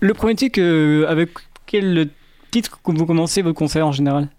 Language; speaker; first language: French; native; French